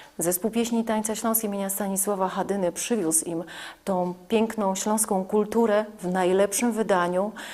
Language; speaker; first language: Polish; native; Polish